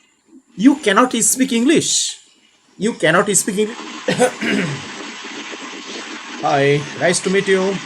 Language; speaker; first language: English; non-native, local second language; Bangla